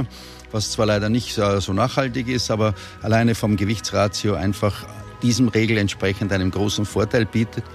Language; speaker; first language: German; native; German